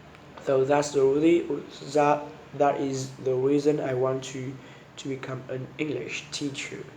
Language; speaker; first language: English; non-native, learner; Vietnamese